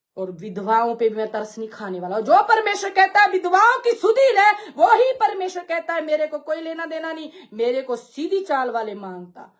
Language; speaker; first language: Hindi; non-native, local second language; Punjabi